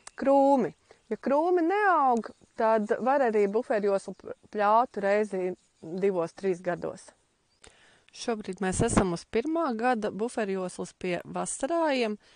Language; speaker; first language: Latvian; native; Latvian